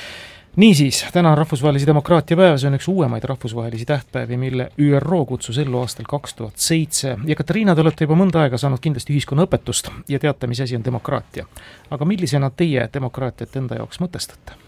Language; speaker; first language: Estonian; native; Estonian